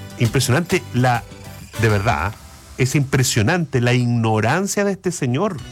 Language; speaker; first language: Spanish; native; Spanish